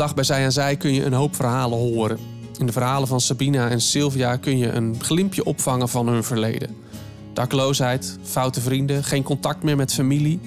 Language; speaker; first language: Dutch; native; Dutch